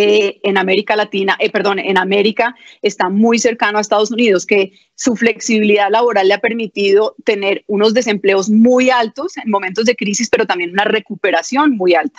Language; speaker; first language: Spanish; native; Spanish